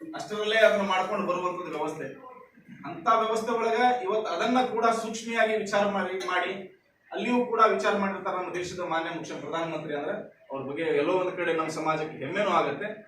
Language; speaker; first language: Kannada; non-native, local second language; Lambadi